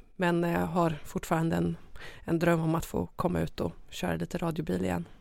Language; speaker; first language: Swedish; native; Swedish